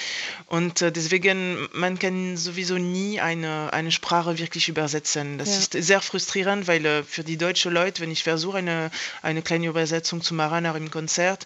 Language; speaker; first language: German; non-native, fluent; French